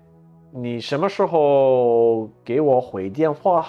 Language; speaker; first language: Chinese; non-native, learner; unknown